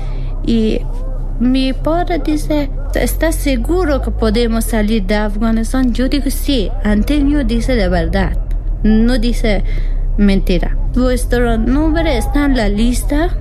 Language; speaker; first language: Spanish; non-native, learner; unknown